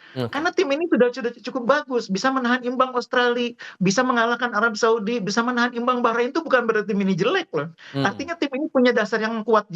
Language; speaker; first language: Indonesian; native; Indonesian